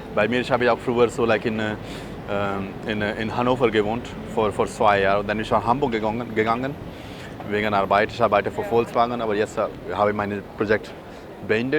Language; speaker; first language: German; non-native, learner; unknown